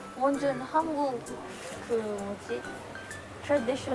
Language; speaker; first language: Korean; non-native, learner; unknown